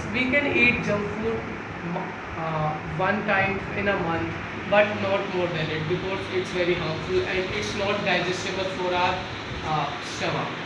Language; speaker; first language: English; non-native, learner; Hindi